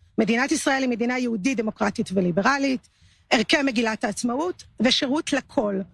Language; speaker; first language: Hebrew; native; Hebrew